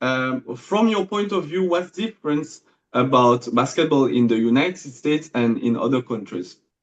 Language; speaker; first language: English; non-native, fluent; French